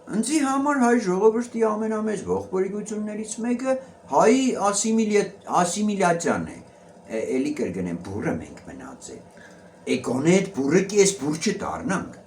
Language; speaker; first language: Armenian; native; Armenian